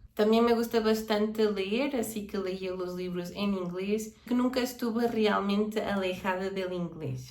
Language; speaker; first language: Spanish; non-native, fluent; Portuguese